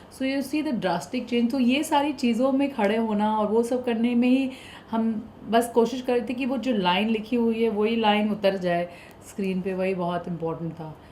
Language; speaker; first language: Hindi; non-native, local second language; Bhojpuri